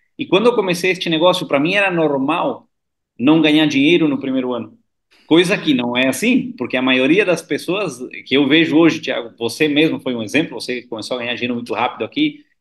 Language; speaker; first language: Portuguese; non-native, fluent; Spanish